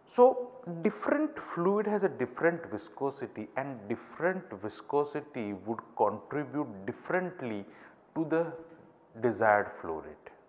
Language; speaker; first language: English; non-native, local second language; Gujarati